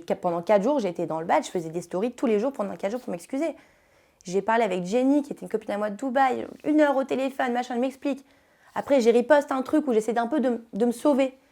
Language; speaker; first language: French; early bilingual, heritage; French